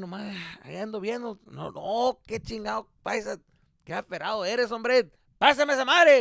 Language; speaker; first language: Spanish; early bilingual, other home language; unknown